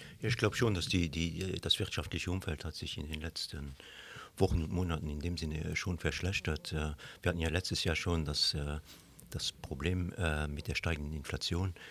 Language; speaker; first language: German; non-native, local second language; Luxembourgish